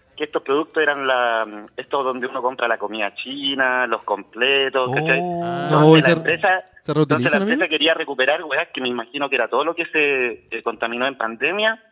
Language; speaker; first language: Spanish; native; Spanish